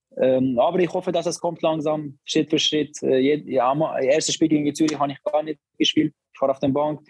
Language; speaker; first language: German; non-native, learner; Albanian